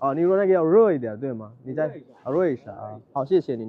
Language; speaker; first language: Chinese; non-native, fluent; Bangla